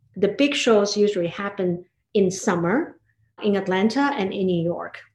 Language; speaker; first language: English; non-native, fluent; Chinese